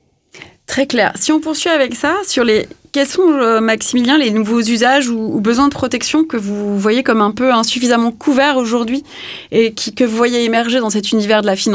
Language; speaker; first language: French; native; French